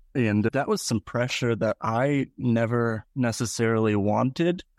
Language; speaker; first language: English; native; English